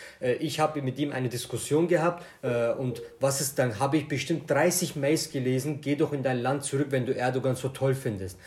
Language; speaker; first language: German; native; German